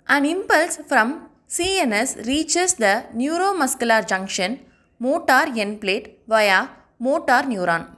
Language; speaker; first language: English; non-native, local second language; Tamil